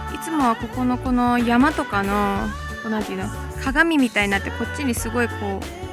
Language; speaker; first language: Japanese; early bilingual, other home language; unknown